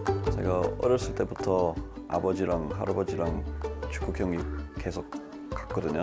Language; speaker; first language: Korean; non-native, fluent; English